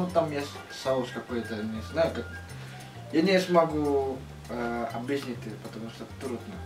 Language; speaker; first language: Russian; non-native, learner; Indonesian